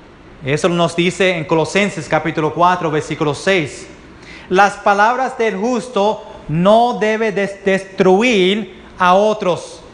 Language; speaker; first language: Spanish; early bilingual, heritage; Spanish